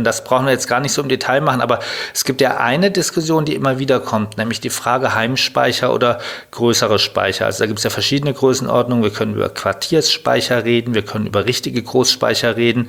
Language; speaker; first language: German; native; German